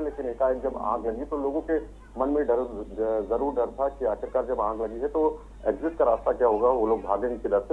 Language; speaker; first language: Hindi; native; Hindi